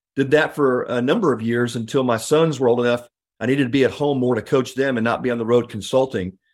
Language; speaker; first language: English; native; English